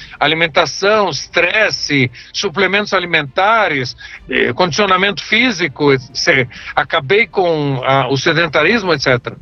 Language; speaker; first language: Portuguese; early bilingual, other home language; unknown